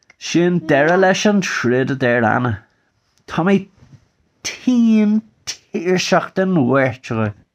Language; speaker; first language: Irish; non-native, local second language; English